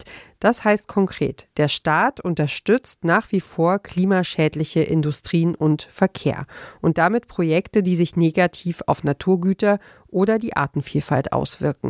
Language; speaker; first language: German; native; German